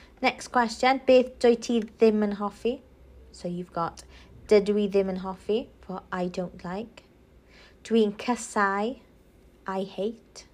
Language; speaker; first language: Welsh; non-native, local second language; English